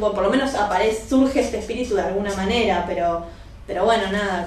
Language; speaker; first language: Spanish; native; Spanish